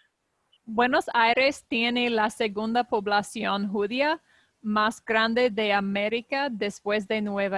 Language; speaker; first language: Spanish; non-native, learner; English